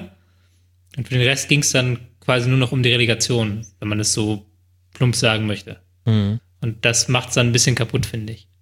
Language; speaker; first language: German; native; German